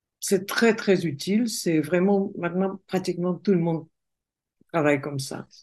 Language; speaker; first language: French; non-native, fluent; Russian